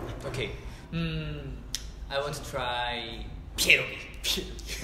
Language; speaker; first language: English; non-native, learner; Korean